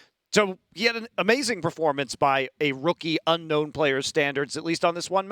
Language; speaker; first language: English; native; English